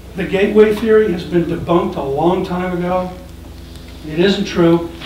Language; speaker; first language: English; native; English